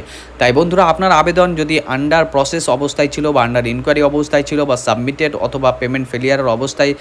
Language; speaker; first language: Bangla; native; Bangla